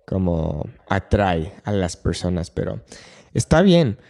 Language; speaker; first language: Spanish; non-native, fluent; English